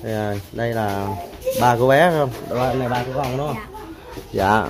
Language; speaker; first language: Vietnamese; native; Vietnamese